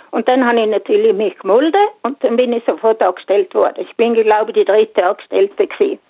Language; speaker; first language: German; non-native, fluent; Swedish